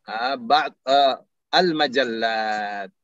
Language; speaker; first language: Arabic; non-native, fluent; Indonesian